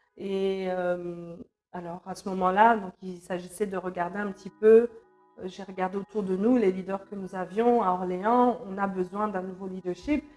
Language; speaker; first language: French; non-native, local second language; Lingala